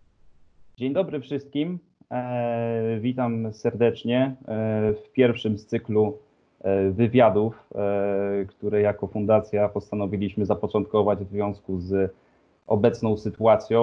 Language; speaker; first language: Polish; native; Polish